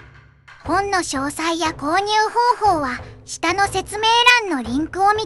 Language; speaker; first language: Japanese; native; Japanese